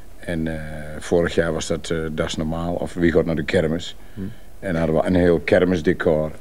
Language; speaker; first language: Dutch; native; Dutch